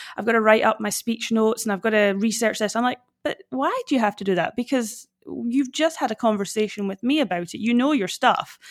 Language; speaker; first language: English; native; English